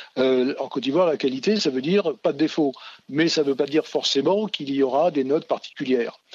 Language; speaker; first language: French; native; French